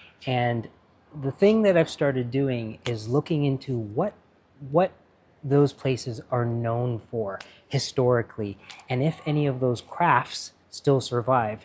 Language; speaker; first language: English; early bilingual, heritage; English